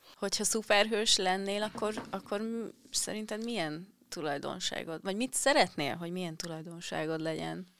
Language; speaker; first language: Hungarian; native; Hungarian